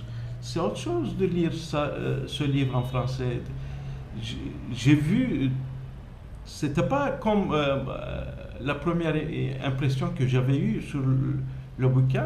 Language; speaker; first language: French; non-native, fluent; Turkish